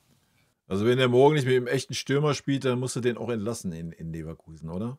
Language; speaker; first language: German; native; German